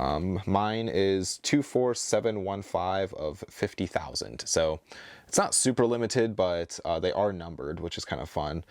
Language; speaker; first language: English; native; English